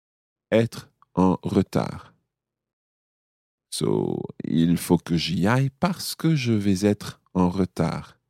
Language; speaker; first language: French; non-native, fluent; English